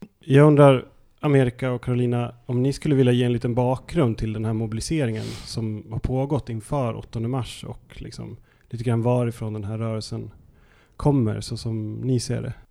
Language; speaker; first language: Swedish; native; Swedish